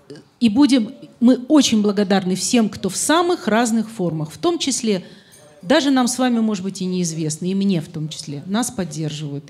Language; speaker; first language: Russian; native; Russian